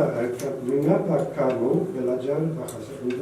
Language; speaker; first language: Indonesian; non-native, learner; Polish